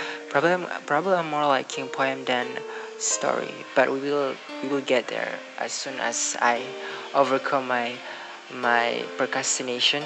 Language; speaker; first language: English; non-native, learner; Indonesian